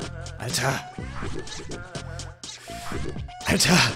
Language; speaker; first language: German; native; German